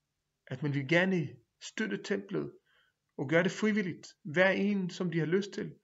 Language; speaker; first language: Danish; non-native, fluent; Hebrew